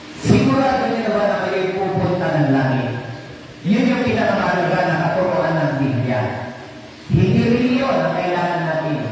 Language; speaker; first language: Filipino; non-native, local second language; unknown